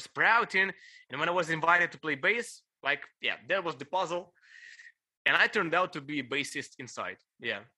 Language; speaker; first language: English; non-native, fluent; Ukrainian